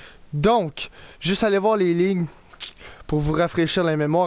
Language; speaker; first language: French; native; French